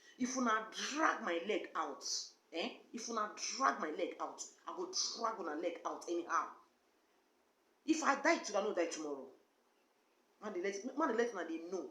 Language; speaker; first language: Nigerian Pidgin; non-native, local second language; Igbo